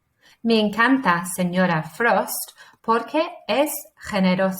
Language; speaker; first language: Spanish; non-native, fluent; English